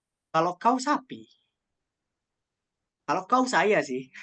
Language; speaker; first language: Indonesian; native; Indonesian